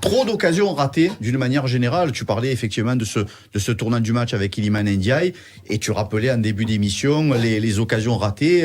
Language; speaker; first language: French; native; French